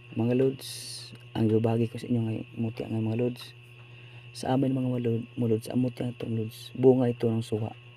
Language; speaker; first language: Filipino; non-native, local second language; Cebuano